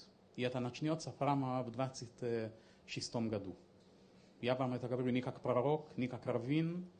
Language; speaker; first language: Russian; non-native, learner; English